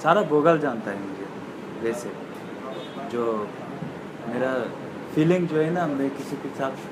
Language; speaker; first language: Hindi; non-native, learner; Persian